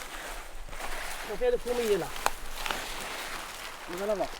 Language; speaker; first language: French; non-native, learner; Portuguese